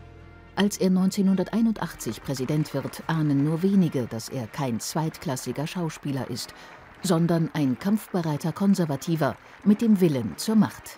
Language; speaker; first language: German; native; German